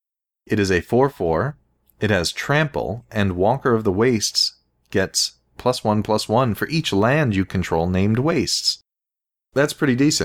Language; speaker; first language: English; native; English